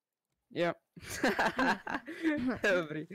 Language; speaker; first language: Czech; native; Czech